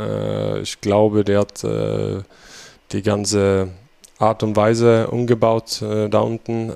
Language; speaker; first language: German; non-native, fluent; Swedish